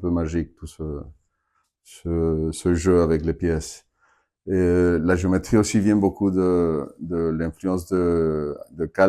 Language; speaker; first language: French; non-native, fluent; Spanish